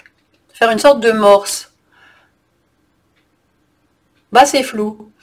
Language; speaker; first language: French; native; French